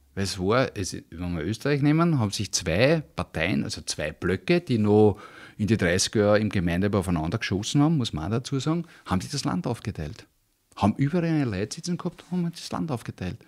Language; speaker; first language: German; native; German